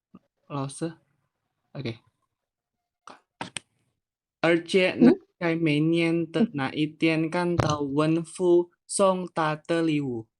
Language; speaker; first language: Chinese; non-native, learner; Indonesian